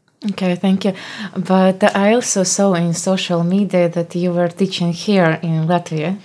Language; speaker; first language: English; non-native, fluent; Latvian